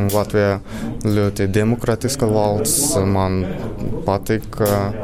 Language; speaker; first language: Latvian; non-native, learner; Ukrainian